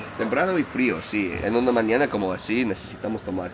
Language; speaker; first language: Spanish; non-native, learner; English